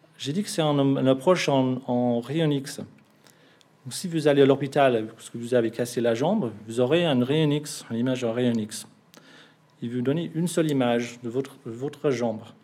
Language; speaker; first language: French; non-native, fluent; English